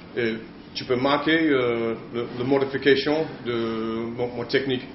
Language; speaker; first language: French; non-native, learner; English